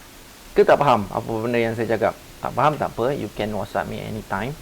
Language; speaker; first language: Malay; native; Malay